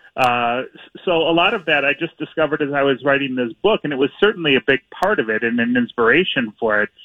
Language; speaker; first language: English; native; English